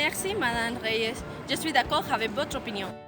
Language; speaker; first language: French; non-native, learner; Spanish